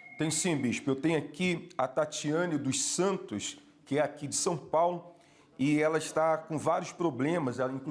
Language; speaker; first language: Portuguese; native; Portuguese